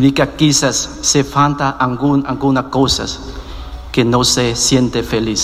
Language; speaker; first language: Spanish; non-native, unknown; Vietnamese